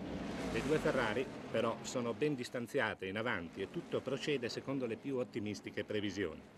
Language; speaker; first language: Italian; native; Italian